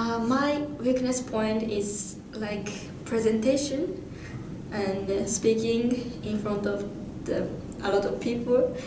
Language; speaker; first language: English; non-native, learner; Japanese